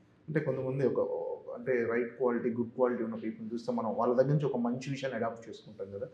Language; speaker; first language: Telugu; native; Telugu